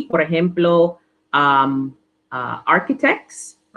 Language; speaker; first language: Spanish; non-native, learner; English